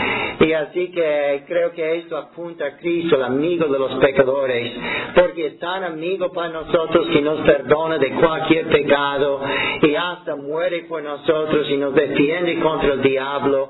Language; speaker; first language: Spanish; non-native, fluent; English